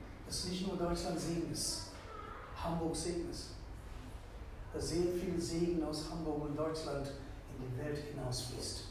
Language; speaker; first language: German; non-native, fluent; Tamil